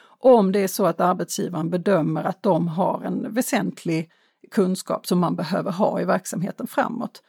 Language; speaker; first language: Swedish; native; Swedish